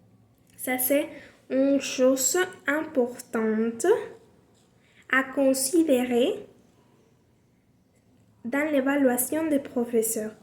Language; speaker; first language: French; non-native, learner; Spanish